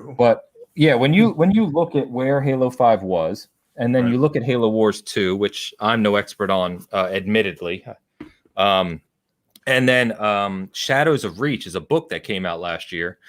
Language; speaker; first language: English; native; English